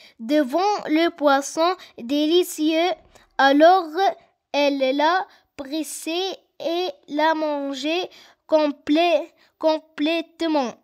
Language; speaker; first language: French; non-native, learner; Arabic